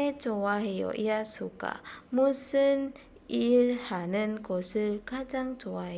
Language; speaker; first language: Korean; non-native, fluent; Indonesian